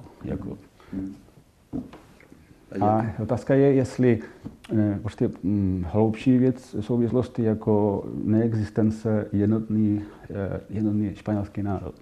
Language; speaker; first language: Czech; non-native, fluent; Catalan